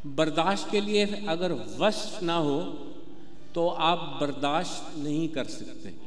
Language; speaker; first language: Urdu; non-native, local second language; Punjabi